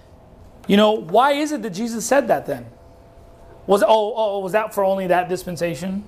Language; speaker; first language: English; native; English